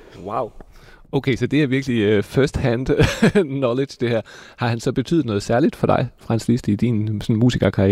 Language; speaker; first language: Danish; native; Danish